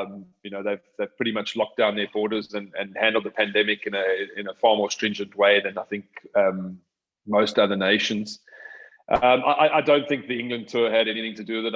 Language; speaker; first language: English; native; English